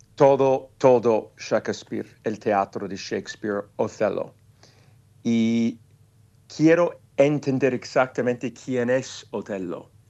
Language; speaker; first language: Spanish; non-native, fluent; English